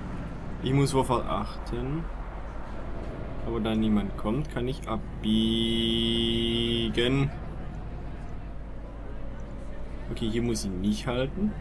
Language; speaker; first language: German; native; German